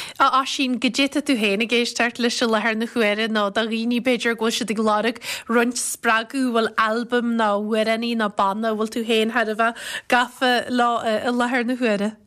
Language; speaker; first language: Irish; native; Irish